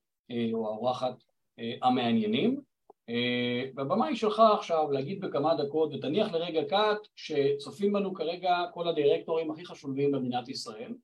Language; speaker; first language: Hebrew; native; Hebrew